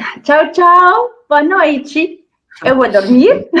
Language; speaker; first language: Portuguese; non-native, fluent; French